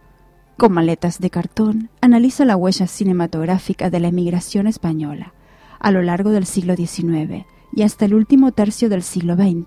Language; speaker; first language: Spanish; native; Spanish